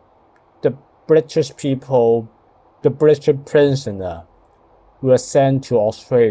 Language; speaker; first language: English; non-native, learner; Cantonese